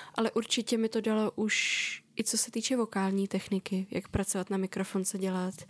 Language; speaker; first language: Czech; early bilingual, other home language; Russian